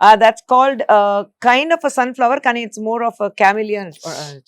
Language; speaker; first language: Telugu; non-native, local second language; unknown